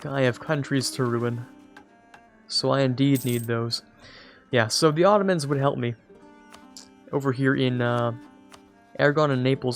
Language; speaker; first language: English; native; English